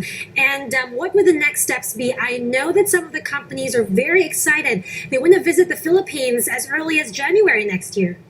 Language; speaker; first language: English; non-native, local second language; Filipino